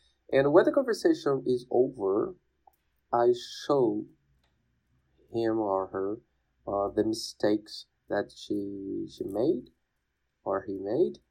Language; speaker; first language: English; non-native, fluent; Portuguese